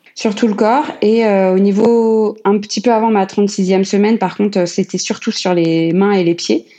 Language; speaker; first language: French; native; French